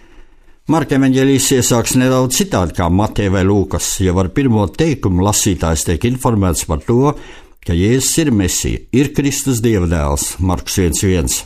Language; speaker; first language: Latvian; native; Latvian